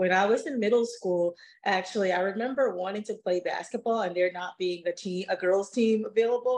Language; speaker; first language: English; native; English